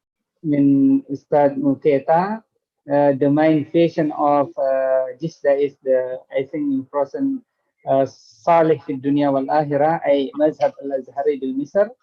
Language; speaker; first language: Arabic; non-native, fluent; Indonesian